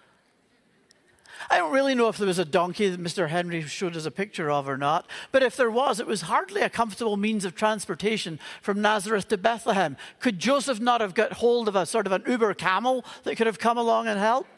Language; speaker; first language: English; native; English